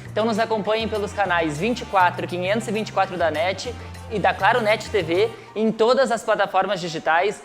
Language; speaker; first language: Portuguese; native; Portuguese